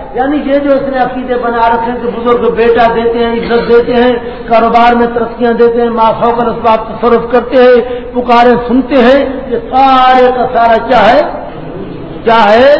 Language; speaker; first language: Urdu; non-native, local second language; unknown